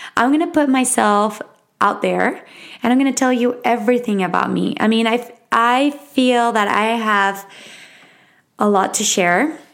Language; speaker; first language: English; non-native, fluent; Spanish